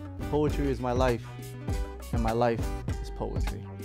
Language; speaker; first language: English; early bilingual, other home language; Spanish